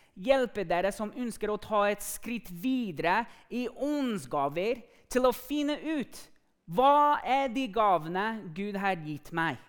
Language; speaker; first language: Norwegian; non-native, fluent; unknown